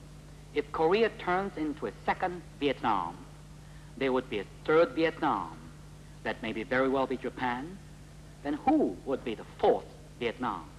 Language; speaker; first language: English; non-native, local second language; Korean